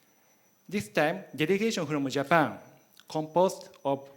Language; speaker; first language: English; non-native, learner; Japanese